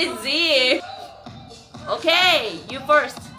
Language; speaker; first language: English; non-native, learner; Korean